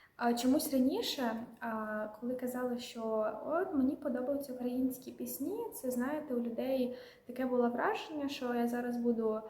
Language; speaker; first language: Ukrainian; non-native, local second language; Russian